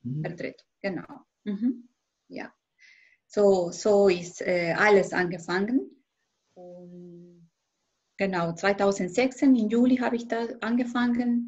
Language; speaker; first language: German; non-native, fluent; Spanish